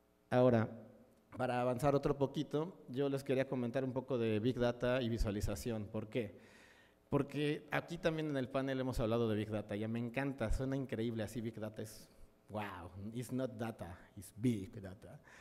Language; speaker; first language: Spanish; native; Spanish